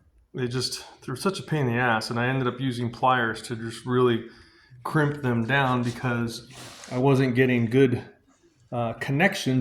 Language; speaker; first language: English; native; English